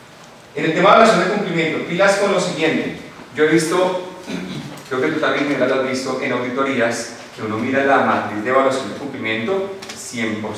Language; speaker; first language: Spanish; native; Spanish